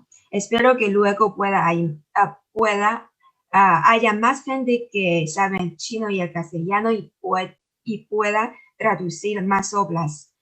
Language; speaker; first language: Spanish; non-native, fluent; Chinese